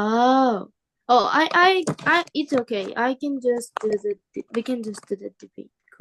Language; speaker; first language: English; non-native, learner; Korean